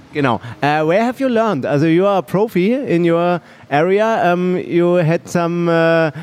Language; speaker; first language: English; non-native, learner; German